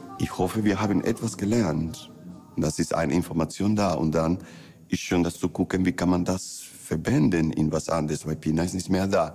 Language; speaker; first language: German; non-native, fluent; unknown